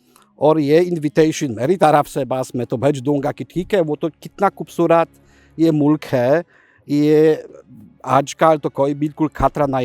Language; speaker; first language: Hindi; non-native, fluent; Polish